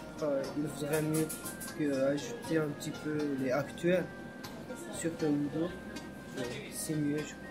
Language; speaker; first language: French; non-native, learner; Uyghur